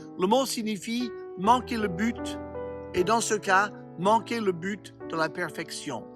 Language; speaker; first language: French; non-native, fluent; English